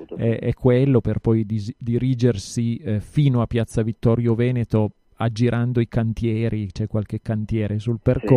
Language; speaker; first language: Italian; native; Italian